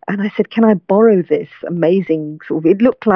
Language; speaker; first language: English; native; English